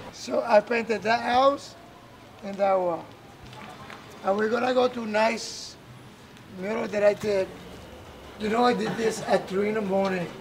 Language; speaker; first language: English; non-native, local second language; Spanish